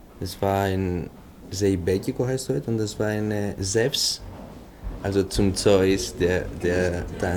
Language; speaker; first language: German; non-native, fluent; Greek